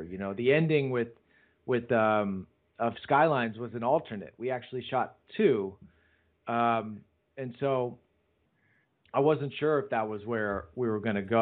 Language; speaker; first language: English; native; English